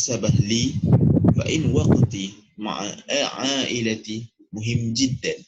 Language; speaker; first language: Arabic; non-native, learner; Malay